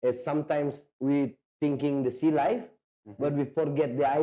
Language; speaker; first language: English; non-native, learner; Indonesian